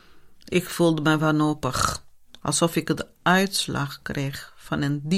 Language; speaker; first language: Dutch; non-native, fluent; Italian